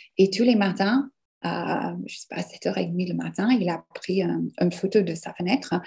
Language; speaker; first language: French; non-native, fluent; English